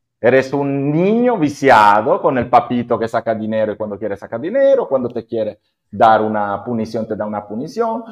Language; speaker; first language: Spanish; non-native, fluent; Italian